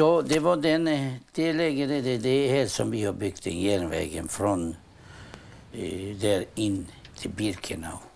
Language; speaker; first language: Swedish; non-native, fluent; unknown